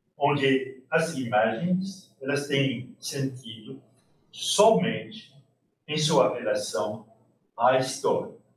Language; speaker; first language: Portuguese; non-native, fluent; French